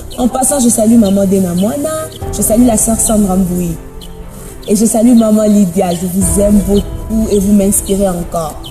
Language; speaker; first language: French; non-native, local second language; Swahili